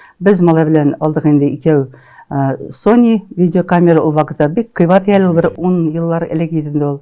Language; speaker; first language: Tatar; native; Tatar